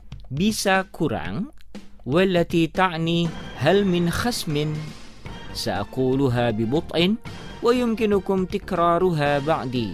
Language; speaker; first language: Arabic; non-native, fluent; Indonesian